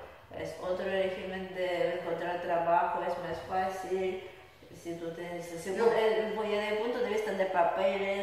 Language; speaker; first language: Spanish; non-native, learner; Russian